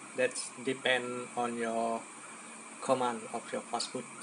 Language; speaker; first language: English; non-native, local second language; Malay